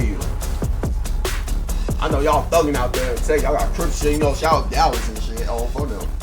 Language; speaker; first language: English; native; English